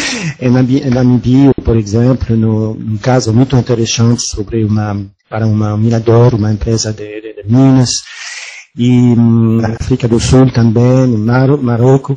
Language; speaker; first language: Portuguese; non-native, fluent; French